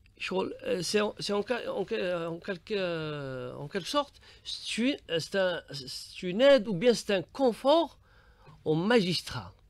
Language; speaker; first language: French; non-native, local second language; Arabic